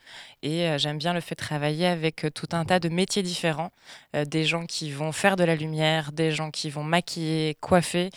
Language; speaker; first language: French; native; French